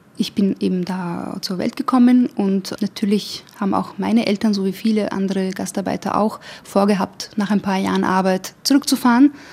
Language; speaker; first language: German; early bilingual, other home language; Turkish